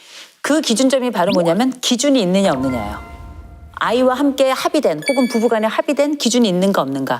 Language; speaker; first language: Korean; native; Korean